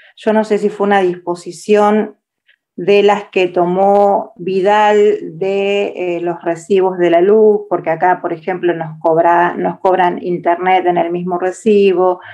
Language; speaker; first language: Spanish; native; Spanish